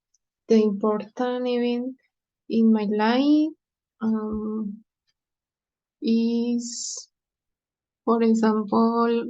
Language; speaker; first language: English; non-native, learner; Spanish